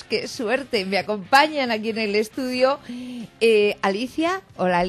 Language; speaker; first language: Spanish; native; Spanish